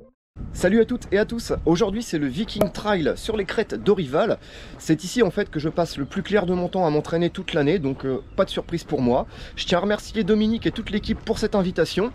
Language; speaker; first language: French; native; French